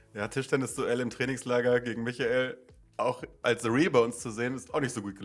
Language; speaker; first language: German; native; German